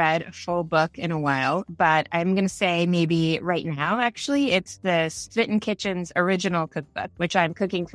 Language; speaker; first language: English; native; English